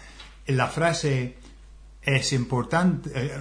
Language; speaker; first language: Spanish; non-native, fluent; English